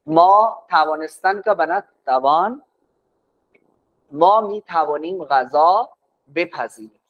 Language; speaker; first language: Persian; non-native, fluent; Urdu